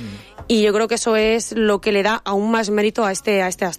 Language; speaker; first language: Spanish; native; Spanish